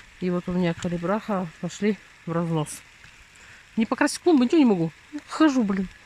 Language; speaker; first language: Russian; native; Russian